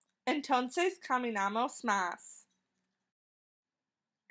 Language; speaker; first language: Spanish; non-native, learner; English